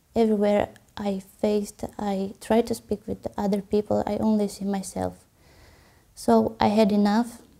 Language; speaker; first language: English; non-native, fluent; Romanian